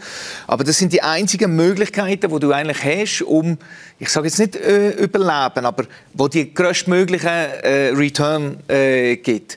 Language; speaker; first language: German; native; German